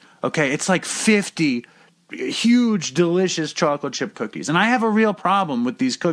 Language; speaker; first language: English; native; English